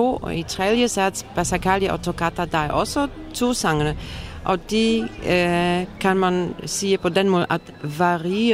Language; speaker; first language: Danish; non-native, fluent; Polish